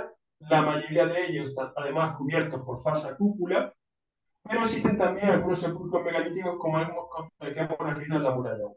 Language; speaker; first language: Spanish; native; Spanish